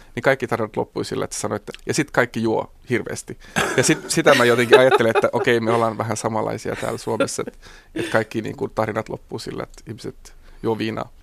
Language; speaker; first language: Finnish; native; Finnish